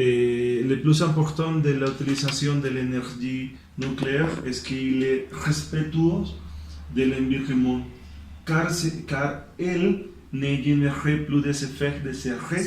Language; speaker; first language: French; non-native, learner; Spanish